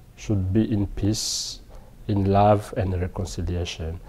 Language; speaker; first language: English; non-native, fluent; Swahili